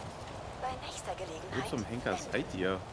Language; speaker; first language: German; native; German